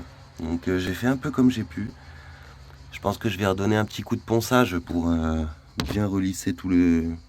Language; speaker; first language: French; native; French